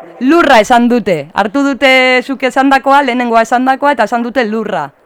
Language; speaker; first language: Basque; native; Basque